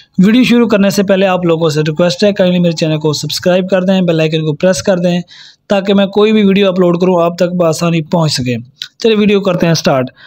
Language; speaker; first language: Urdu; non-native, local second language; Punjabi